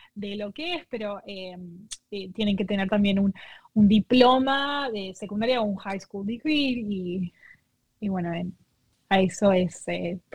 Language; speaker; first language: Spanish; native; Spanish